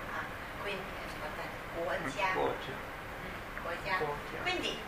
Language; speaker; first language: Italian; non-native, fluent; Chinese